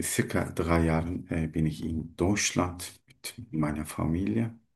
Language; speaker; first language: German; non-native, learner; Turkish